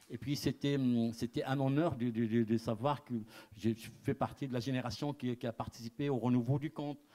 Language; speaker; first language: French; non-native, local second language; Arabic